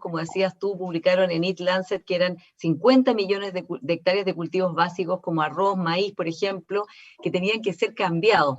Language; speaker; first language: Spanish; native; Spanish